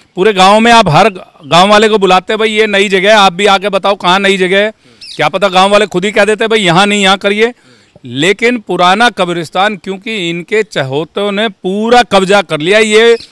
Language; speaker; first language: Hindi; native; Hindi